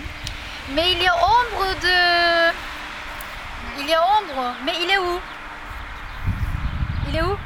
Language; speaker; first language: French; non-native, learner; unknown